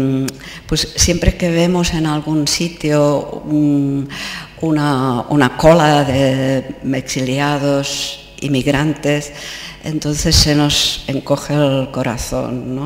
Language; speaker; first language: Spanish; non-native, fluent; Czech